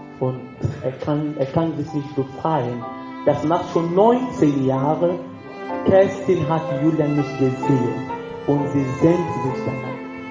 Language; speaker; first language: German; non-native, fluent; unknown